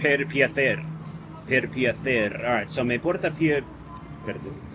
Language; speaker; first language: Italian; non-native, learner; English